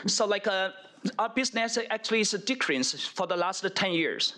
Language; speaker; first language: English; non-native, fluent; Chinese